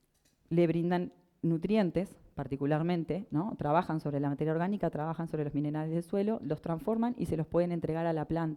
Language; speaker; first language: Spanish; native; Spanish